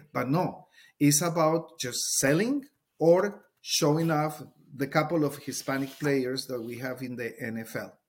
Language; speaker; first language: English; non-native, fluent; Spanish